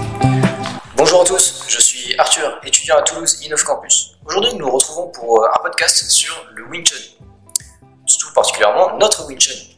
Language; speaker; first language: French; native; French